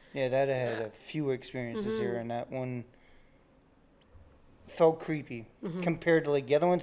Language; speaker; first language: English; native; English